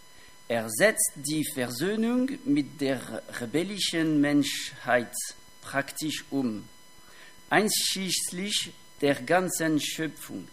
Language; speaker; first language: German; non-native, fluent; French